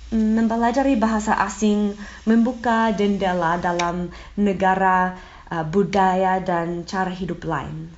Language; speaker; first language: Indonesian; non-native, fluent; English